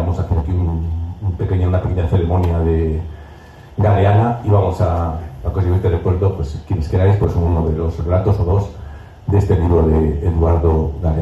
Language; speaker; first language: Spanish; native; Spanish